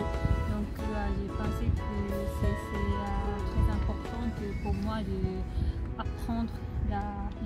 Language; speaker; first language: French; non-native, learner; Japanese